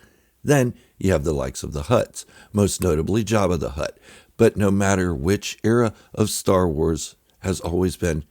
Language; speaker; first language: English; native; English